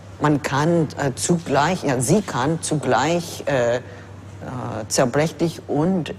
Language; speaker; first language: German; non-native, fluent; English